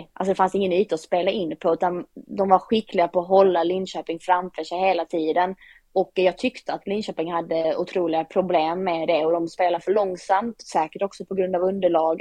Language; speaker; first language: Swedish; native; Swedish